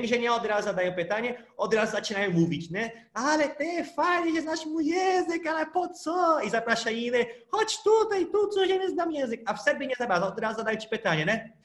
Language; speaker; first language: Polish; non-native, fluent; Portuguese